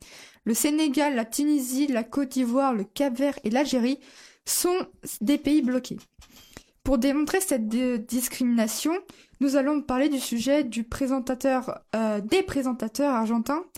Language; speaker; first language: French; native; French